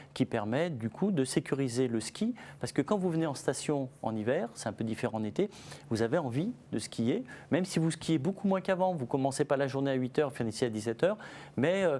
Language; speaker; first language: French; native; French